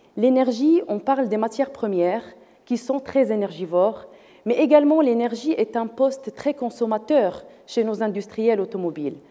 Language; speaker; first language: French; non-native, local second language; Arabic